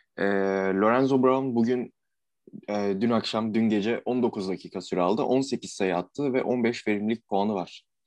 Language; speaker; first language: Turkish; native; Turkish